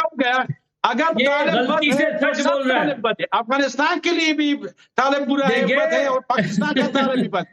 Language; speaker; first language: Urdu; non-native, learner; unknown